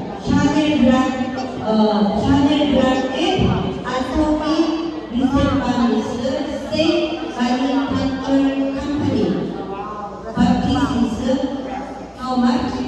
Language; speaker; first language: English; non-native, learner; Korean